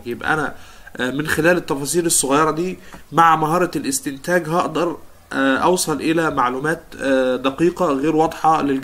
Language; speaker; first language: Arabic; native; Arabic